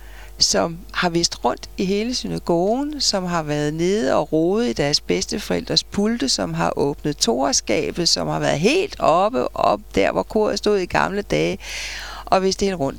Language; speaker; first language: Danish; native; Danish